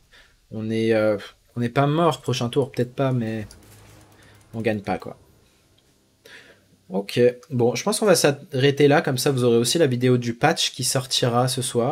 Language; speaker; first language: French; native; French